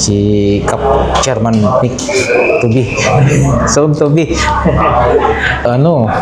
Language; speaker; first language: Filipino; native; Filipino